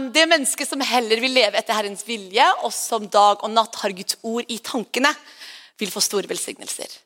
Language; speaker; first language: Norwegian; native; Norwegian